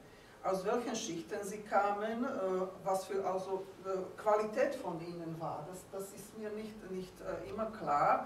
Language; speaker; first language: German; non-native, fluent; Slovak